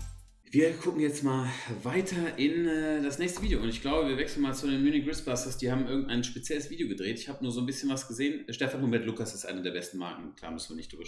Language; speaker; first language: German; native; German